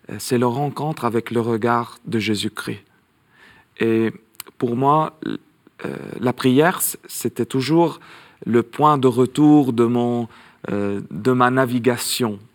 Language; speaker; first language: French; non-native, local second language; Arabic